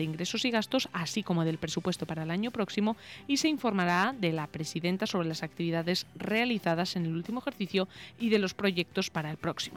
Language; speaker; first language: Spanish; native; Spanish